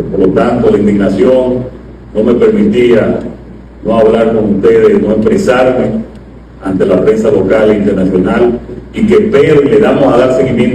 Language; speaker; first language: Spanish; native; Spanish